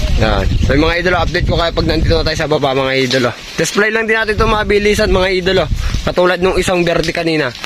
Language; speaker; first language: Filipino; native; Filipino